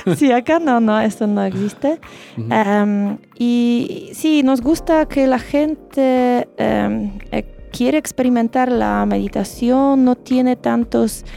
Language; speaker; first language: Spanish; non-native, fluent; Polish